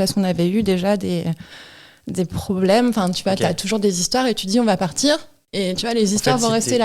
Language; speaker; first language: French; native; French